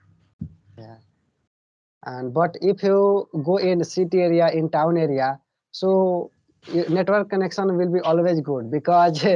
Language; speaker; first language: English; non-native, learner; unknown